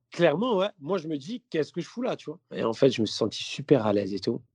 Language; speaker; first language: French; native; French